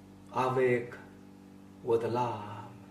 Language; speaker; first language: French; non-native, learner; Chinese